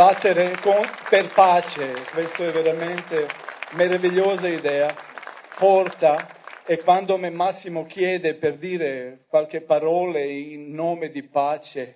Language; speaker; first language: Italian; non-native, learner; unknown